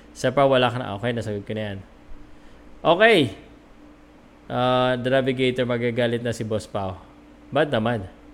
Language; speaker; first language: Filipino; native; Filipino